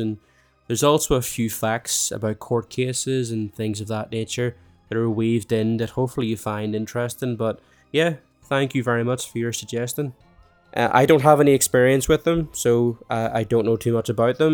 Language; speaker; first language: English; native; English